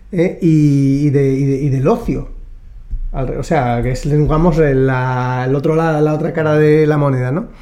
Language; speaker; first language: Spanish; native; Spanish